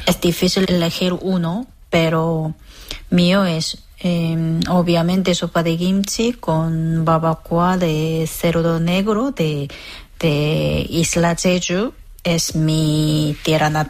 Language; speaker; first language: Spanish; non-native, fluent; Korean